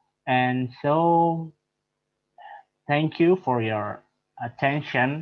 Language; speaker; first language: English; non-native, learner; Indonesian